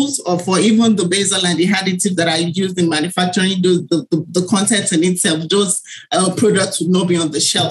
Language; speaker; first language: English; non-native, local second language; Yoruba